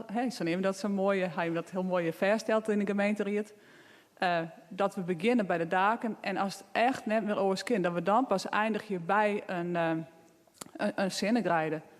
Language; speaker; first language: Dutch; non-native, local second language; Western Frisian